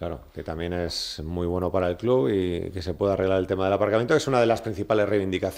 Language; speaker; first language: Spanish; native; Spanish